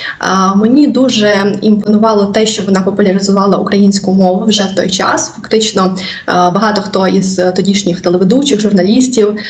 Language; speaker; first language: Ukrainian; native; Ukrainian